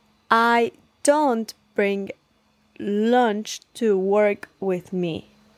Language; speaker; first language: English; non-native, learner; Spanish